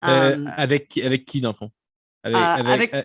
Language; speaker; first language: French; native; French